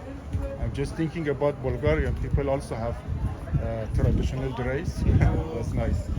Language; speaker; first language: English; non-native, learner; Persian